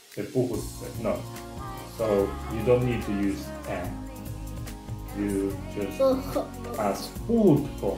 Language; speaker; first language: English; non-native, fluent; Russian